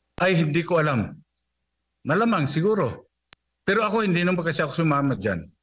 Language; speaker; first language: Filipino; non-native, local second language; Cebuano